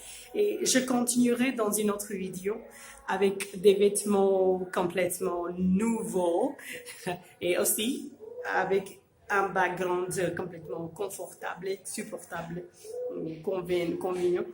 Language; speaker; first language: French; non-native, fluent; Urdu